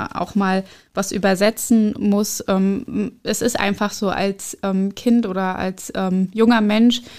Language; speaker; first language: German; early bilingual, other home language; Arabic